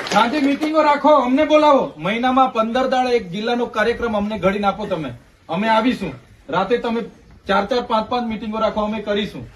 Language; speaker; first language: Gujarati; non-native, local second language; Vasavi